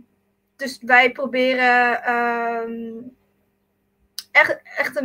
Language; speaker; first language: Dutch; early bilingual, other home language; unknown